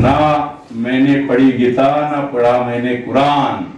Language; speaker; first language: Hindi; non-native, local second language; Marathi